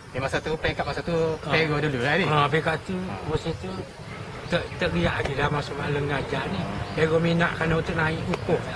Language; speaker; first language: Malay; native; Malay